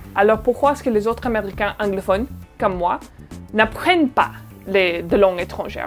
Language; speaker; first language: French; non-native, fluent; English